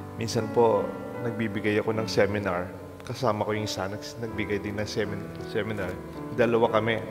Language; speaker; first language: Filipino; non-native, local second language; Pampanga